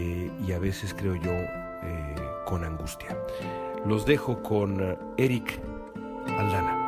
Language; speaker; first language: Spanish; native; Spanish